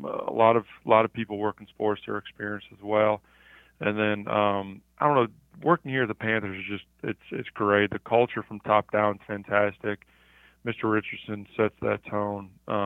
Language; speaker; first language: English; native; English